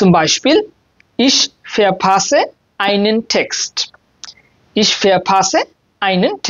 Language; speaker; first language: German; non-native, learner; Bangla